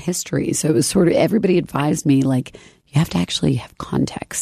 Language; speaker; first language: English; native; English